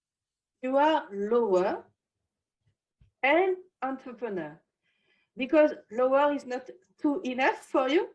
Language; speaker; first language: English; non-native, learner; French